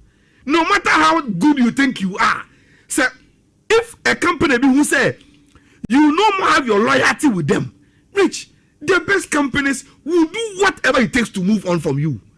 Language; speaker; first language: English; non-native, local second language; Akan